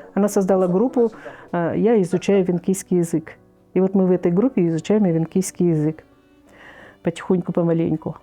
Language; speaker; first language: Russian; native; Russian